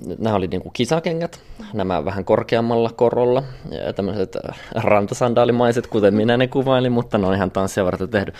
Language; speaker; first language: Finnish; native; Finnish